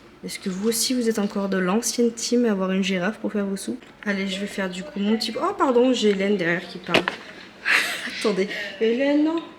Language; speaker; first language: French; native; French